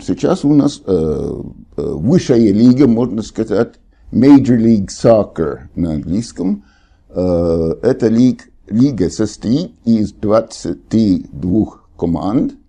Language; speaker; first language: Russian; non-native, fluent; English